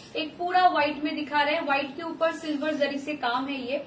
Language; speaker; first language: Hindi; non-native, local second language; Bangla